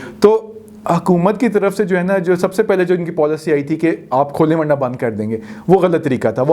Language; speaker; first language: Urdu; non-native, local second language; Punjabi